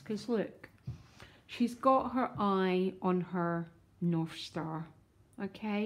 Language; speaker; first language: English; native; English